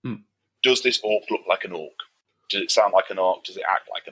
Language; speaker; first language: English; native; English